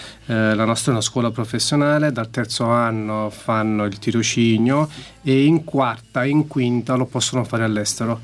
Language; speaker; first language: Italian; native; Italian